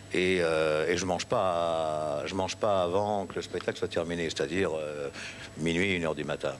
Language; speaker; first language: French; native; French